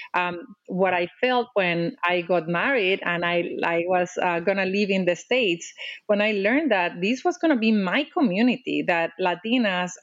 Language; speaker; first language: English; non-native, fluent; Spanish